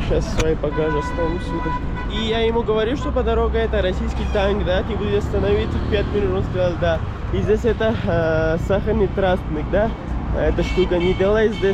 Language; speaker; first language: Russian; non-native, learner; Pashto